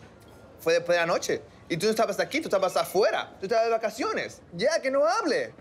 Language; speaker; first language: Spanish; native; Spanish